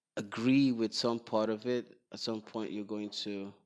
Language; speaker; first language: English; non-native, local second language; Igbo